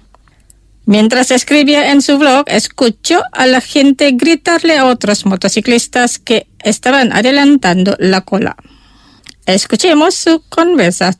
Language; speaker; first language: Spanish; non-native, fluent; Indonesian